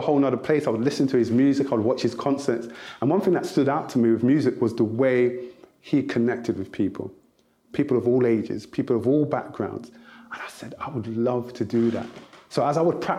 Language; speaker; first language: English; native; English